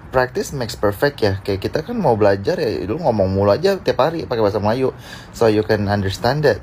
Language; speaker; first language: Indonesian; native; Indonesian